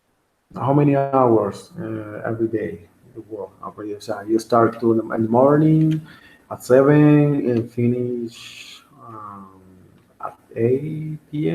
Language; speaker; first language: English; non-native, learner; Spanish